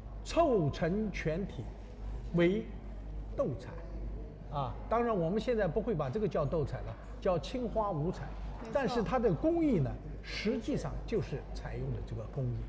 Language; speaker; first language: Chinese; native; Chinese